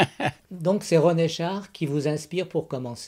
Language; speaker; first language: French; native; French